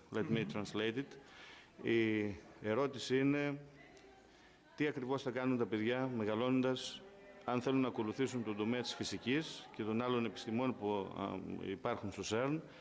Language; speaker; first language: Greek; native; Greek